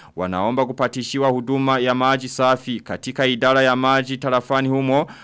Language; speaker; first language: Swahili; non-native, local second language; Rundi